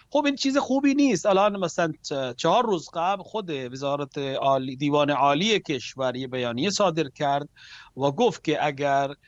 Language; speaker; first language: Persian; non-native, fluent; Urdu